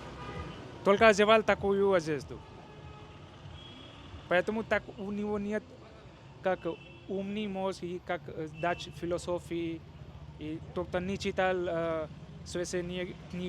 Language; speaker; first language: Russian; non-native, learner; Hindi